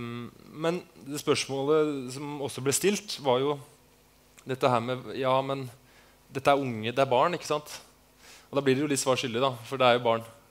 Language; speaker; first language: Norwegian; native; Norwegian